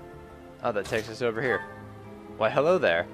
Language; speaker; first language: English; native; English